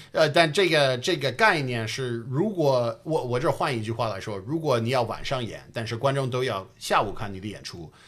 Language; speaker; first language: Chinese; non-native, fluent; English